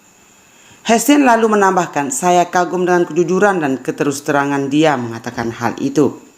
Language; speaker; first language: Indonesian; native; Indonesian